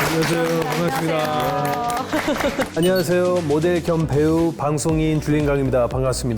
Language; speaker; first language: Korean; non-native, fluent; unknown